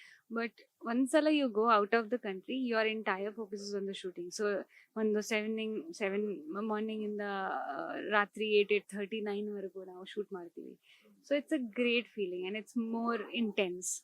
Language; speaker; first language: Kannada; non-native, local second language; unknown